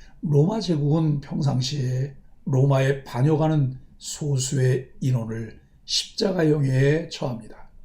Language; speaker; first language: Korean; native; Korean